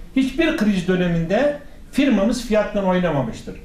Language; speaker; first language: Turkish; native; Turkish